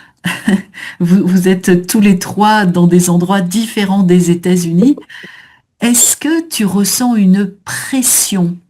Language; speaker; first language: French; native; French